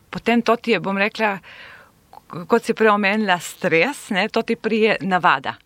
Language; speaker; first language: Slovenian; non-native, local second language; Serbian